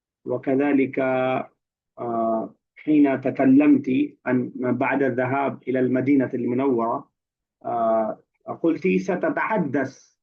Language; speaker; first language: Arabic; non-native, fluent; Urdu